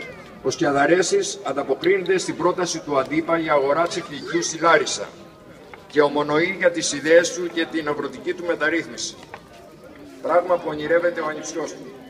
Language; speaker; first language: Greek; native; Greek